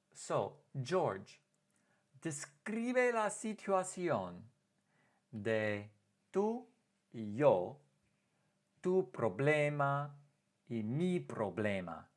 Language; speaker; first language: Spanish; non-native, fluent; English